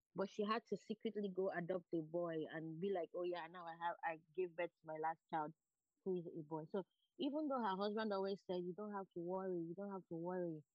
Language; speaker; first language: English; non-native, local second language; Igbo